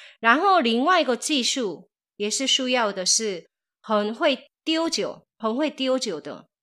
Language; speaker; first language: Chinese; non-native, fluent; Korean